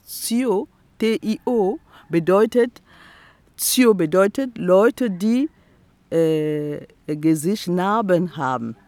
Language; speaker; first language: German; non-native, fluent; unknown